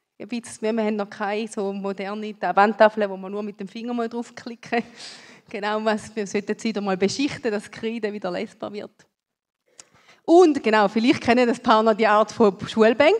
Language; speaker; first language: German; native; German